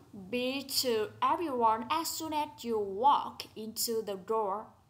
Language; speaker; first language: English; non-native, fluent; Vietnamese